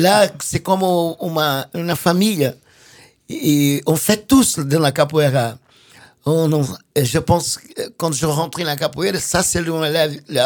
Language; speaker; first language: French; non-native, fluent; Portuguese